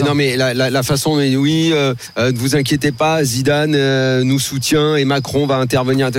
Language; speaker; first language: French; native; French